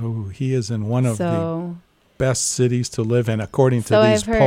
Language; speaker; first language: English; native; English